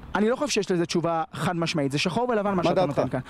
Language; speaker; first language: Hebrew; native; Hebrew